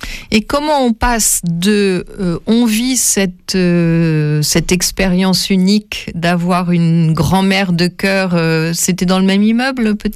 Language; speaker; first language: French; native; French